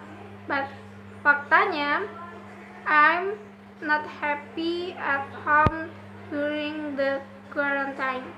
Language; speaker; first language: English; non-native, learner; Indonesian